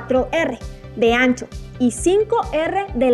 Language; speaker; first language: Spanish; native; Spanish